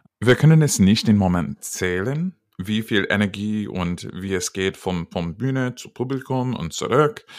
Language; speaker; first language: German; non-native, learner; English